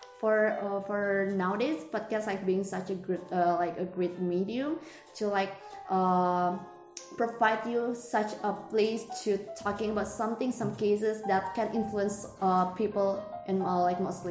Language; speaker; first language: English; non-native, learner; Indonesian